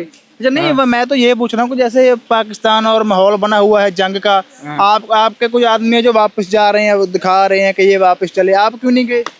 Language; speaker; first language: Hindi; non-native, local second language; Punjabi